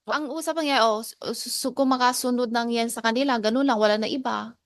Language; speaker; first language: Filipino; non-native, learner; Chinese